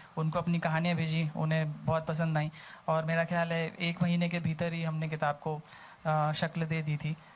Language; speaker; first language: Hindi; native; Hindi